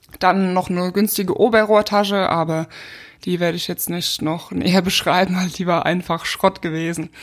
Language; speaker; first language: German; native; German